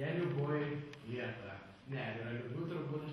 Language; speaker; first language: Russian; non-native, learner; Lithuanian